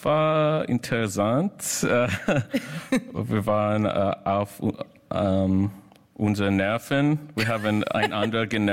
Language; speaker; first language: German; non-native, learner; English